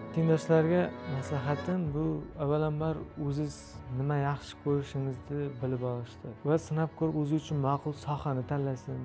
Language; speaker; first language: Uzbek; native; Uzbek